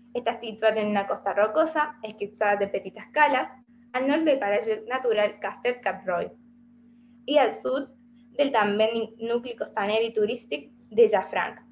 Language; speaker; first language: Catalan; non-native, learner; Spanish